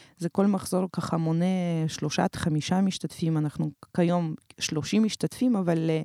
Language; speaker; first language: Hebrew; non-native, fluent; Russian